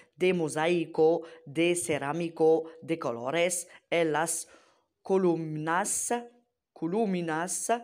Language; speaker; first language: Spanish; non-native, learner; Arabic